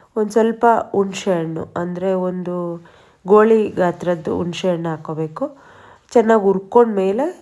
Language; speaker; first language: Kannada; non-native, local second language; Tulu